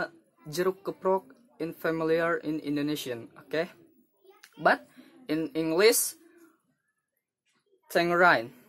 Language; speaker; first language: English; non-native, learner; Indonesian